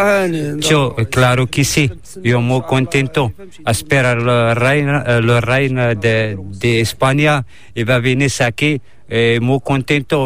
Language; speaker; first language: Spanish; non-native, learner; Arabic